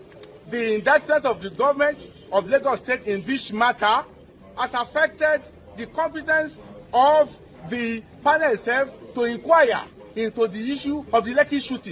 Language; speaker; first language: English; non-native, local second language; Yoruba